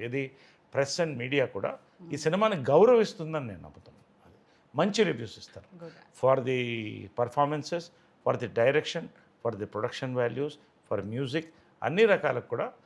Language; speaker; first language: Telugu; native; Telugu